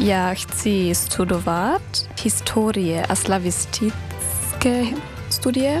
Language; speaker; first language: Czech; non-native, learner; German